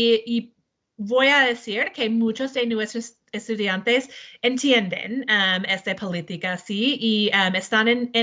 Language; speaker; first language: Spanish; non-native, learner; English